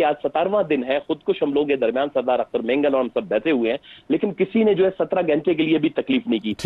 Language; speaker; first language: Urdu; non-native, local second language; Baluchi